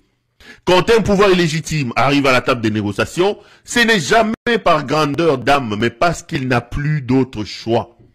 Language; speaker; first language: French; non-native, local second language; Lingala